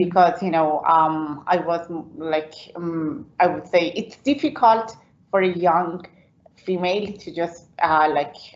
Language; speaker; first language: English; non-native, fluent; Persian